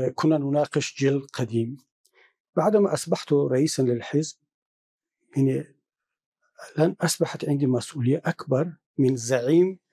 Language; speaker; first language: Arabic; non-native, fluent; Tajik